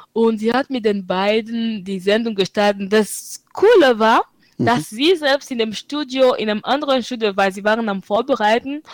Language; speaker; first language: German; non-native, fluent; French